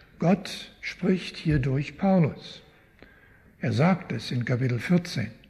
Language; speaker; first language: German; early bilingual, heritage; German